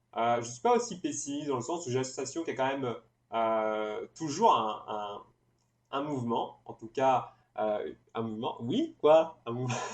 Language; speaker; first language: French; native; French